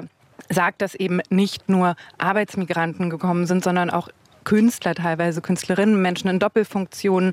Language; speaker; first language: German; native; German